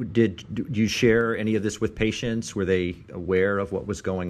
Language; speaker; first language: English; native; English